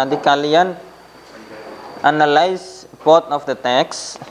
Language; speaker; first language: English; non-native, fluent; Indonesian